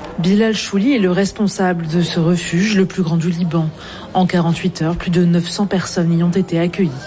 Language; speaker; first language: French; native; French